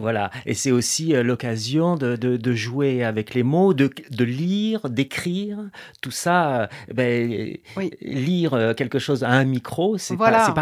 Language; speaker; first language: French; native; French